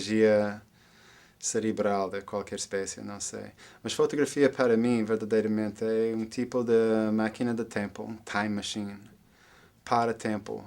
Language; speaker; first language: Portuguese; non-native, fluent; English